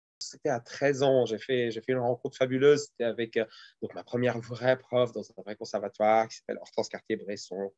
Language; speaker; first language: French; early bilingual, other home language; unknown